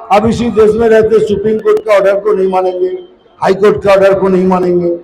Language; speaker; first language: Hindi; non-native, local second language; Bangla